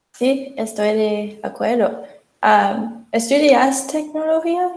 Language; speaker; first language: Spanish; non-native, learner; English